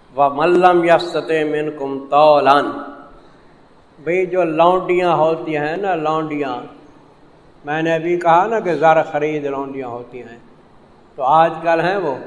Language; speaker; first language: Urdu; non-native, local second language; Punjabi